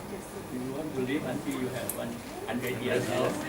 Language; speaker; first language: English; non-native, learner; Thai